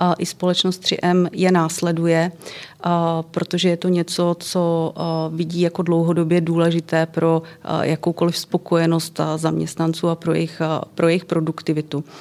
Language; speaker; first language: Czech; native; Czech